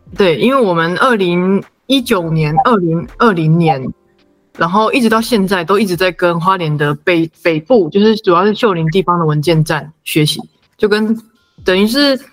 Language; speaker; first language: Chinese; native; Chinese